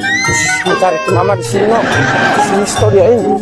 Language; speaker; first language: Indonesian; non-native, local second language; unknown